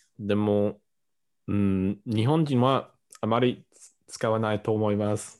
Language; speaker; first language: Japanese; non-native, learner; English